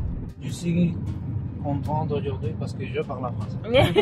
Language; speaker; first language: French; non-native, learner; Spanish